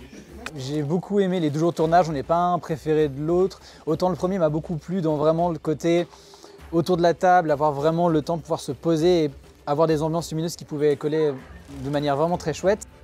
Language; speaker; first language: French; native; French